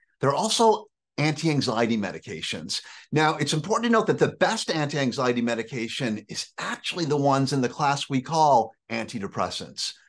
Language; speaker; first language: English; native; English